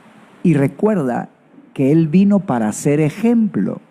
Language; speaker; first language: Spanish; native; Spanish